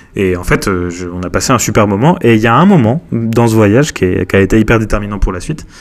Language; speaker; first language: French; native; French